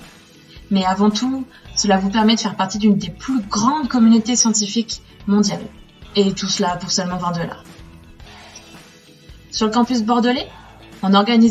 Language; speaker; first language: French; native; French